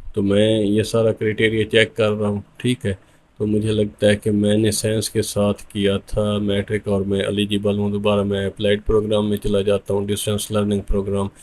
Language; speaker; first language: Urdu; non-native, local second language; Punjabi